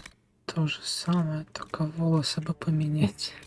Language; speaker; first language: Russian; native; Russian